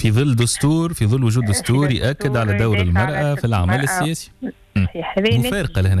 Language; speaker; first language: Arabic; native; Arabic